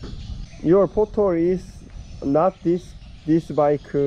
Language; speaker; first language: English; non-native, learner; Korean